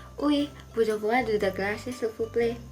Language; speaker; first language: French; non-native, learner; Indonesian